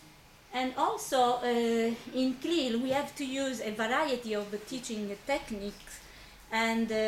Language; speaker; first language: English; non-native, fluent; Italian